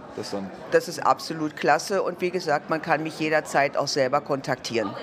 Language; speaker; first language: German; native; German